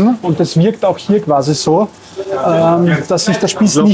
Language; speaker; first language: German; native; German